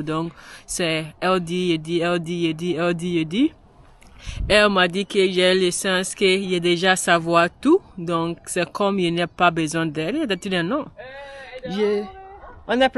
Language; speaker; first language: French; non-native, learner; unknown